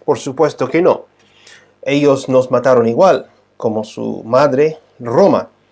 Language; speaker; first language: Spanish; non-native, fluent; English